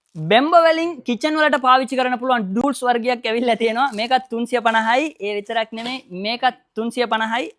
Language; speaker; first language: Sinhala; non-native, local second language; Tamil